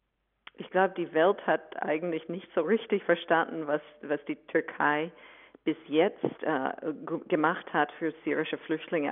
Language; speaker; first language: German; non-native, fluent; English